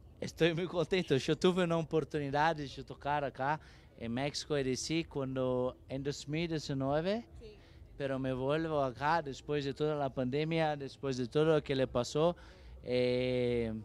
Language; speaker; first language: Spanish; non-native, learner; Portuguese